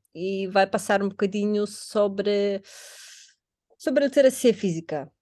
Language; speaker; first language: Portuguese; non-native, fluent; Russian